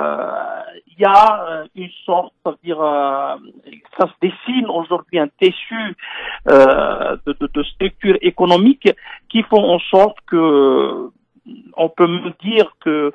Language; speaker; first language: French; non-native, local second language; Kabyle